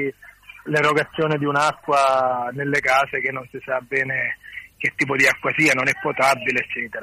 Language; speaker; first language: Italian; native; Italian